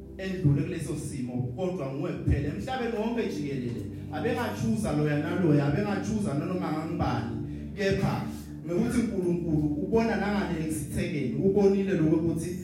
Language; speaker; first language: Zulu; non-native, local second language; Swati